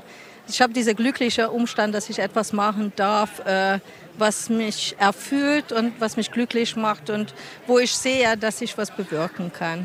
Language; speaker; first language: German; non-native, fluent; Hungarian